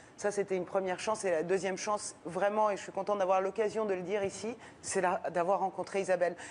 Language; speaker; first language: French; early bilingual, other home language; Persian